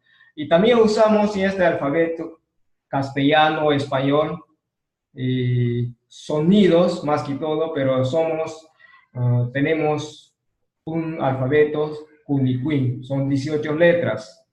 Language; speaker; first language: Spanish; non-native, local second language; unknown